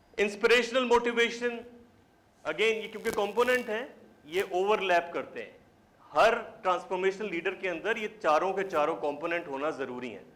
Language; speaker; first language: Urdu; native; Urdu